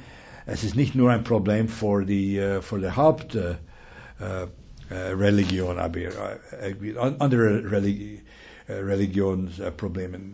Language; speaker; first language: German; non-native, fluent; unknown